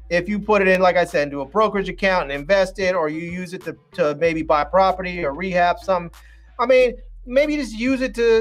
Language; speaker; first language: English; native; English